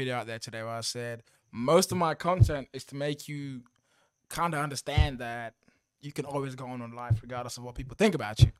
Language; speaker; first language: English; early bilingual, other home language; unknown